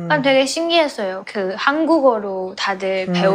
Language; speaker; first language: Korean; non-native, fluent; Chinese